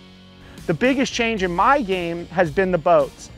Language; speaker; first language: English; native; English